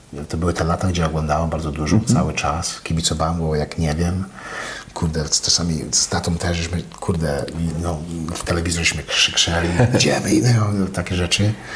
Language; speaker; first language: Polish; non-native, fluent; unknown